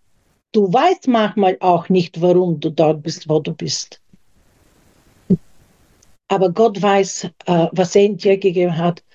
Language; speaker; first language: German; non-native, fluent; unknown